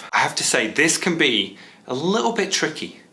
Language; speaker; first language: English; native; English